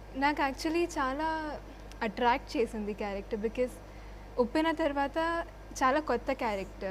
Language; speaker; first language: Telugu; non-native, learner; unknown